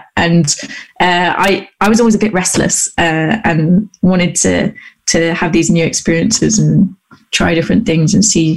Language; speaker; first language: English; native; English